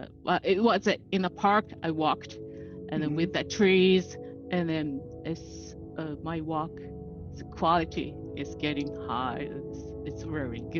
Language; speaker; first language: English; non-native, learner; Japanese